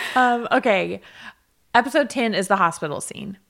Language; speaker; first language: English; native; English